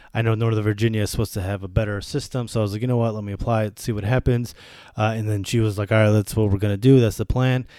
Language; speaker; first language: English; early bilingual, other home language; Bosnian